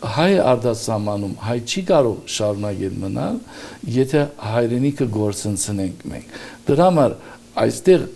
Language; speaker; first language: Armenian; early bilingual, heritage; Armenian